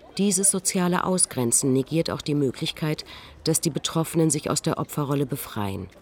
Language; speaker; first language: German; native; German